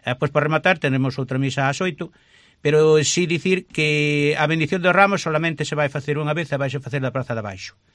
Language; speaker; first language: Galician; native; Galician